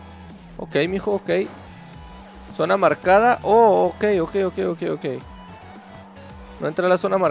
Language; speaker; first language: Spanish; native; Spanish